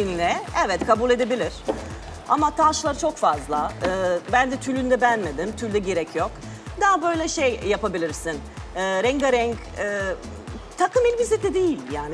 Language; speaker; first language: Turkish; non-native, fluent; Serbian